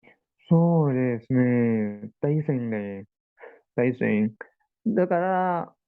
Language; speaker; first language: Japanese; non-native, learner; Indonesian